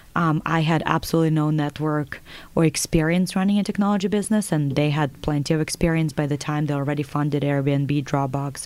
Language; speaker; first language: English; non-native, fluent; Russian